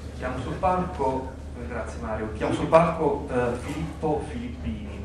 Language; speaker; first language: Italian; native; Italian